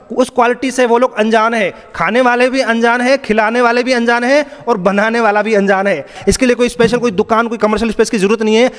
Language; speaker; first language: Hindi; native; Hindi